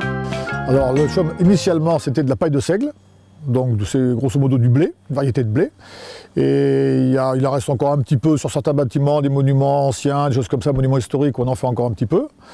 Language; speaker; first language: French; native; French